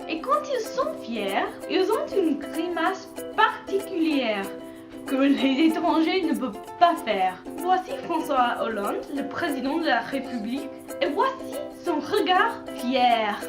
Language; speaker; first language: French; non-native, learner; English